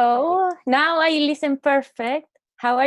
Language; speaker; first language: English; non-native, learner; Spanish